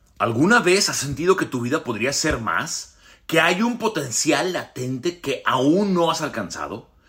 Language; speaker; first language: Spanish; early bilingual, other home language; English